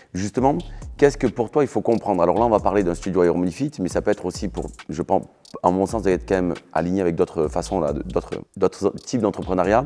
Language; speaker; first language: French; native; French